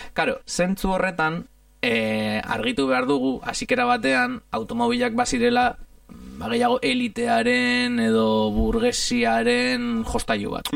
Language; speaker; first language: Basque; non-native, fluent; Italian